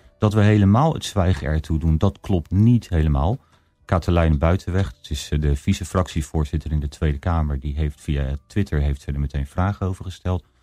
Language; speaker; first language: Dutch; native; Dutch